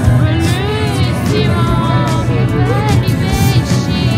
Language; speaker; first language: Italian; native; Italian